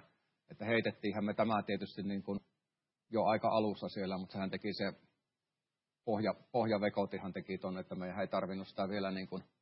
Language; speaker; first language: Finnish; native; Finnish